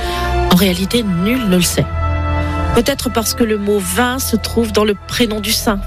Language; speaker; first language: French; native; French